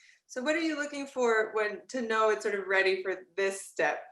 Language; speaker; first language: English; native; English